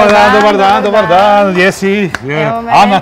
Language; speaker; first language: Croatian; native; Croatian